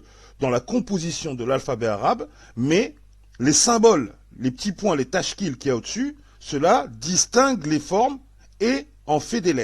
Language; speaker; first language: French; native; French